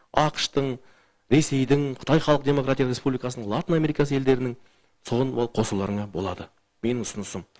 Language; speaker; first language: Kazakh; native; Kazakh